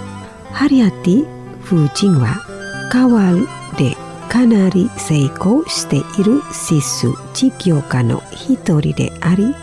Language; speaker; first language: Japanese; non-native, fluent; Indonesian